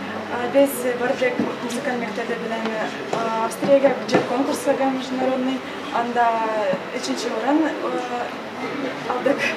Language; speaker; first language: Tatar; non-native, local second language; Russian